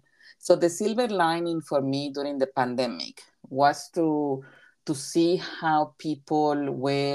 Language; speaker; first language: English; non-native, fluent; Spanish